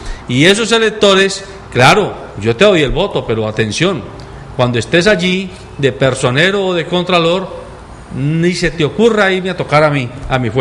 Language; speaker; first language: Spanish; native; Spanish